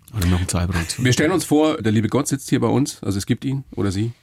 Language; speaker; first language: German; native; German